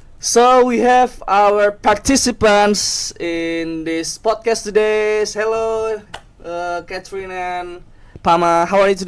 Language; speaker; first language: English; non-native, learner; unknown